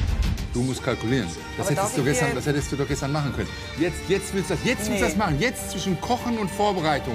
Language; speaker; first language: German; native; German